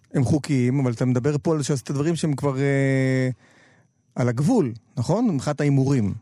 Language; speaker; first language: Hebrew; native; Hebrew